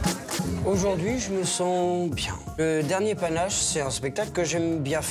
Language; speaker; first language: French; native; French